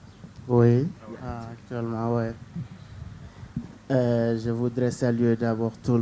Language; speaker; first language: French; non-native, learner; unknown